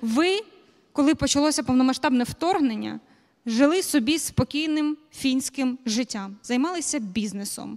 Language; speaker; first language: Ukrainian; native; Ukrainian